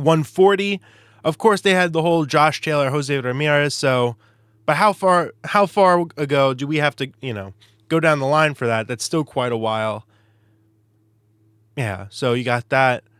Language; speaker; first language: English; native; English